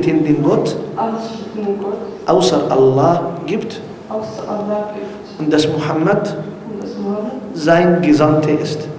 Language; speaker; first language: German; non-native, learner; Arabic